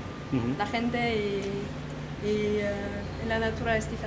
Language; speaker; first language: Spanish; non-native, learner; French